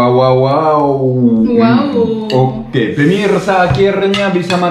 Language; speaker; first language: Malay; non-native, learner; Swiss German